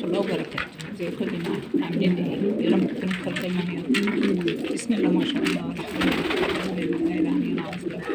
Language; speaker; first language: Arabic; native; Arabic